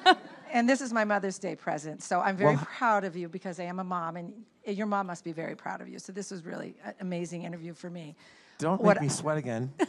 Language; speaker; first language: English; native; English